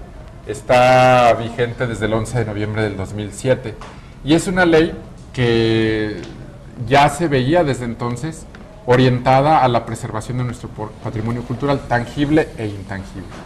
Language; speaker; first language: Spanish; native; Spanish